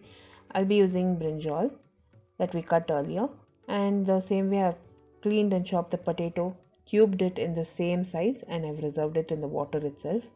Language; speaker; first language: English; non-native, local second language; Tamil